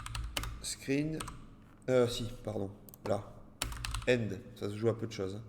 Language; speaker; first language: French; native; French